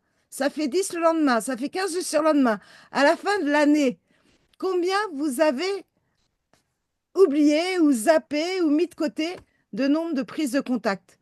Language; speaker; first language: French; native; French